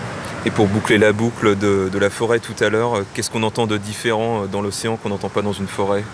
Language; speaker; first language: French; native; French